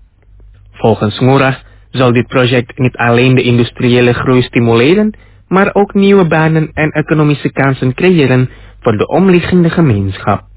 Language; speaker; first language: Dutch; non-native, fluent; Indonesian